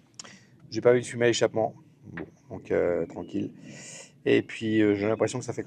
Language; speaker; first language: French; native; French